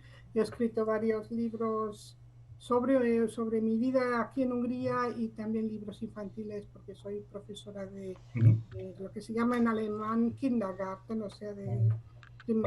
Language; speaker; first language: Spanish; native; Spanish